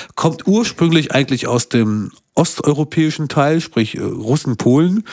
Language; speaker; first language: German; early bilingual, other home language; Albanian